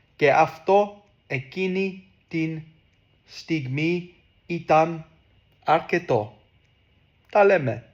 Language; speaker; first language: Greek; non-native, learner; English